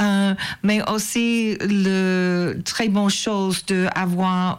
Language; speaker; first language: French; non-native, learner; English